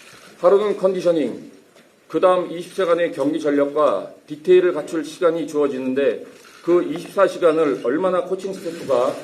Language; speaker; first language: Korean; native; Korean